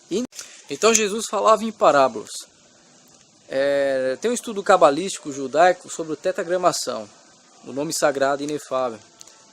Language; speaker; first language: Portuguese; native; Portuguese